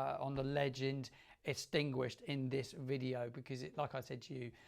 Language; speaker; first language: English; native; English